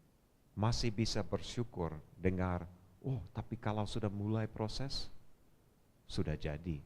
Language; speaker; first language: Indonesian; non-native, fluent; English